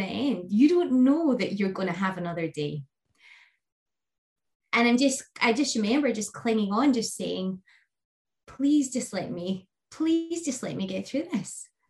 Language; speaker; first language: English; native; English